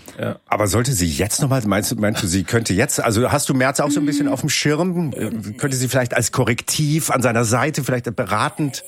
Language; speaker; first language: German; native; German